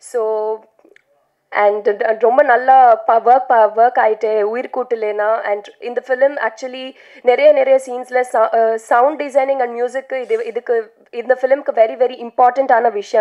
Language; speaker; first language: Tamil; non-native, learner; Telugu